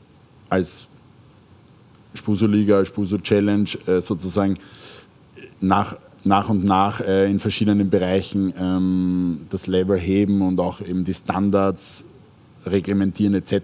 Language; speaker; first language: German; native; German